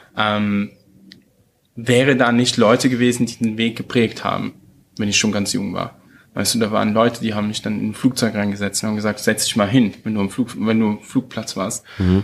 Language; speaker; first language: German; early bilingual, heritage; German